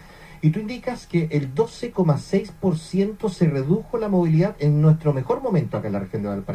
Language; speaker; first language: Spanish; native; Spanish